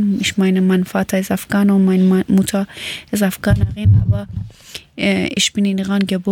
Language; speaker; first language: German; non-native, learner; Persian